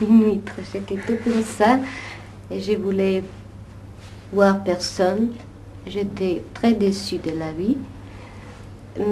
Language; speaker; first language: French; non-native, fluent; Italian